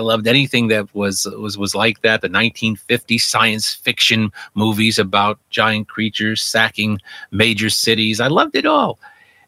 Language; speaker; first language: English; native; English